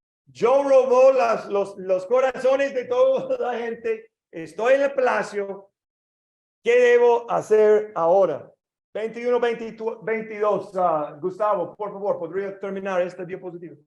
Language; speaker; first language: Spanish; non-native, learner; English